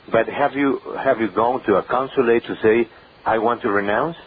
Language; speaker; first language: English; non-native, learner; Spanish